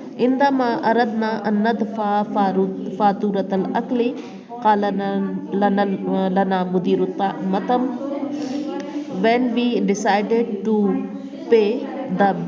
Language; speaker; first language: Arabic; non-native, fluent; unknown